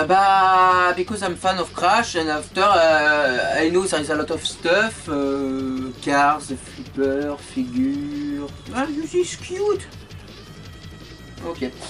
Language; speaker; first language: English; non-native, learner; French